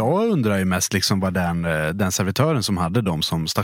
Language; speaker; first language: Swedish; native; Swedish